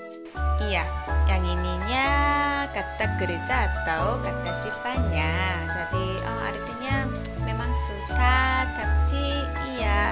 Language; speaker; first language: Indonesian; non-native, learner; Korean